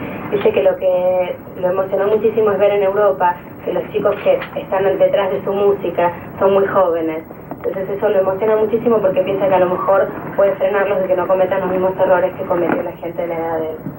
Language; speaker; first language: Spanish; native; Spanish